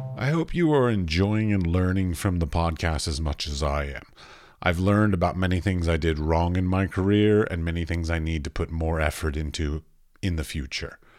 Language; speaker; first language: English; native; English